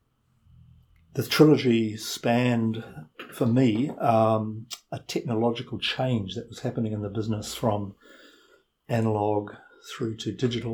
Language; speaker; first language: English; native; English